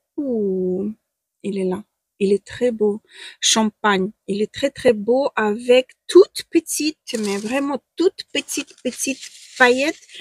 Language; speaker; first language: French; non-native, fluent; Ukrainian